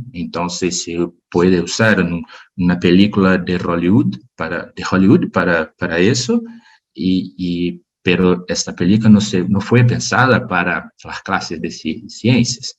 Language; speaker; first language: Spanish; non-native, learner; Portuguese